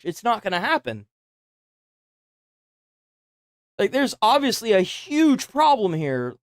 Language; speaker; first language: English; native; English